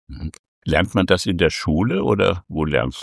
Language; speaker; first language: German; native; German